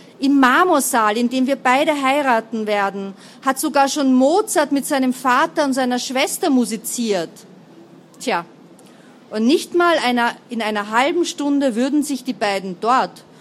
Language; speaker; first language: German; native; German